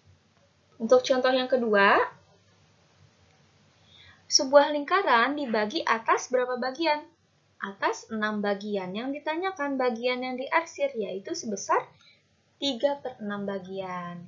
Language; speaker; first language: Indonesian; native; Indonesian